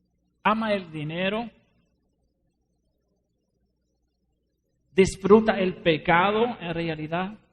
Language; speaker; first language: Spanish; non-native, fluent; Dutch